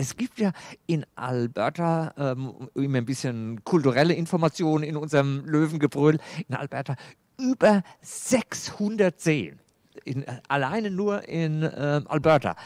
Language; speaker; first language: German; native; German